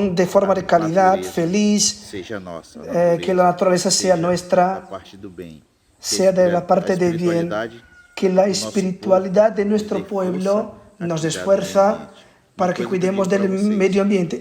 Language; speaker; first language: Spanish; non-native, fluent; Portuguese